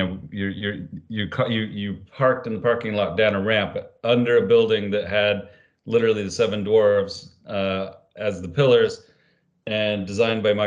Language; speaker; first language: English; native; English